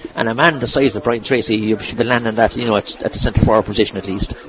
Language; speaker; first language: English; native; English